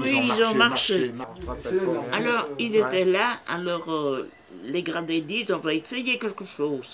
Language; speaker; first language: French; native; French